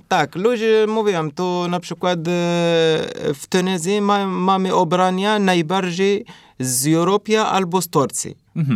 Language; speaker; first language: Polish; non-native, learner; Arabic